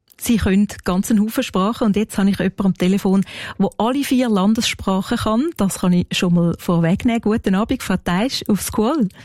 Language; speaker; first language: German; native; German